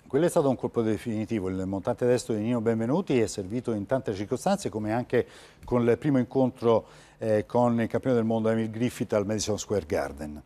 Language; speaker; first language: Italian; native; Italian